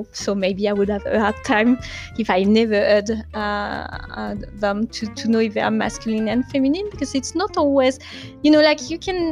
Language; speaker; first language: English; non-native, fluent; French